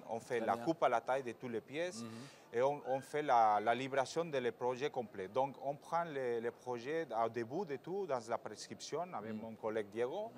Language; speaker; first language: French; non-native, fluent; Spanish